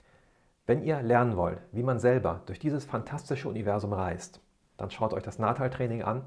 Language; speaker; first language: German; native; German